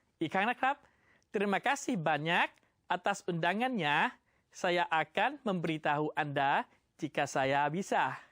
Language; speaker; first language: Indonesian; non-native, fluent; Thai